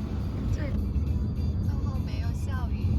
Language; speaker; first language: Chinese; non-native, fluent; Korean